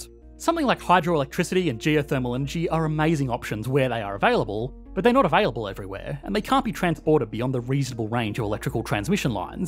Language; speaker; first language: English; native; English